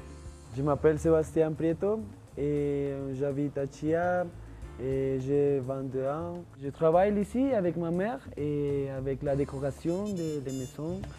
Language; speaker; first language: French; non-native, learner; Spanish